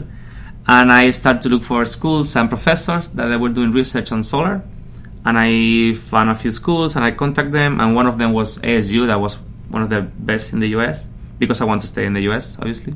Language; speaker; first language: English; non-native, fluent; Spanish